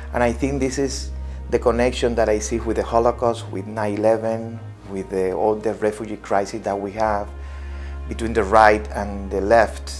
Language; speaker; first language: English; non-native, fluent; Spanish